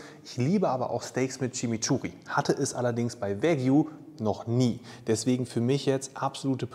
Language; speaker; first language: German; native; German